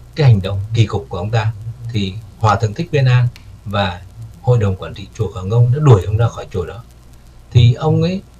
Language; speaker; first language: Vietnamese; native; Vietnamese